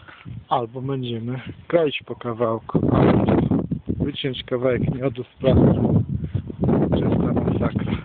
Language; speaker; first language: Polish; native; Polish